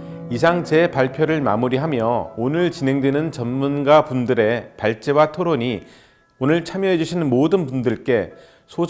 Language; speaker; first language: Korean; native; Korean